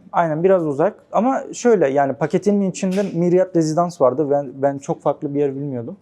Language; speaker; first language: Turkish; native; Turkish